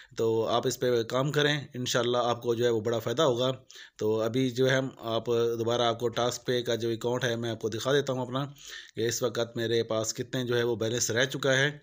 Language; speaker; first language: Urdu; non-native, local second language; Punjabi